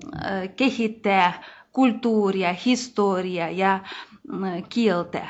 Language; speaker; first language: Finnish; non-native, fluent; Russian